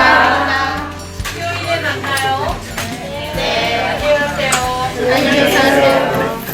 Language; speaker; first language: Korean; non-native, learner; French